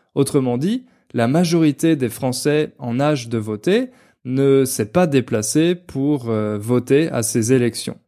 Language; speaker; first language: French; native; French